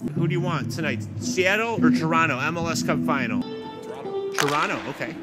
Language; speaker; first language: English; native; English